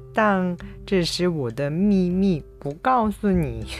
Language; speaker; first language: Chinese; non-native, fluent; Japanese